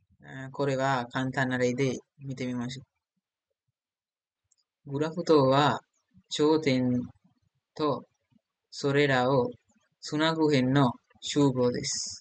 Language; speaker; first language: Japanese; non-native, learner; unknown